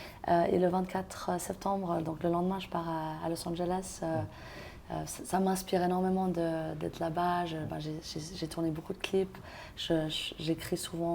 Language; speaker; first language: French; native; French